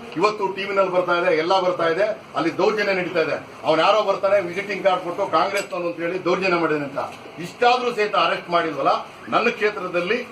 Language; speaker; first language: Kannada; native; Kannada